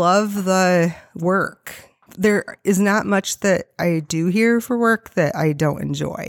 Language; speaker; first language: English; native; English